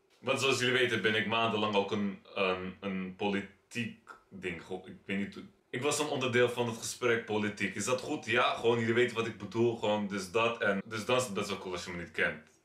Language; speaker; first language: Dutch; early bilingual, other home language; Turkish